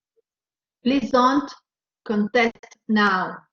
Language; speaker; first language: English; non-native, learner; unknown